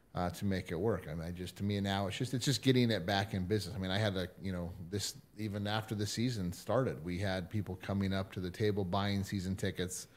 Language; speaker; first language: English; native; English